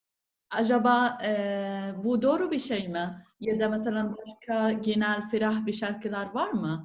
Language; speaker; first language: Turkish; non-native, learner; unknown